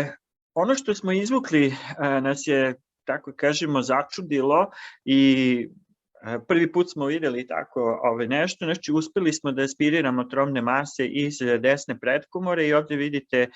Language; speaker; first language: Serbian; native; Serbian